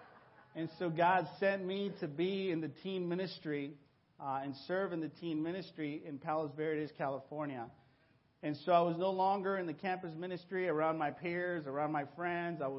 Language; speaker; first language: English; early bilingual, other home language; Spanish